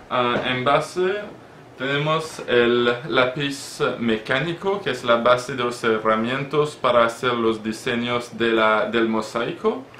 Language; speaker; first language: Spanish; non-native, learner; French